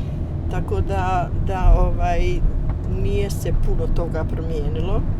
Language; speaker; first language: Bosnian; native; Bosnian